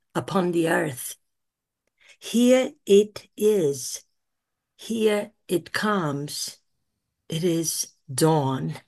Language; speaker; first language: English; early bilingual, other home language; Italian